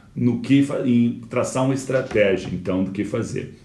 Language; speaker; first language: Portuguese; native; Portuguese